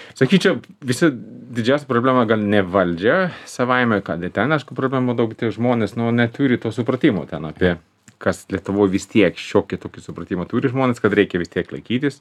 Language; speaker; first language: Lithuanian; non-native, fluent; Swedish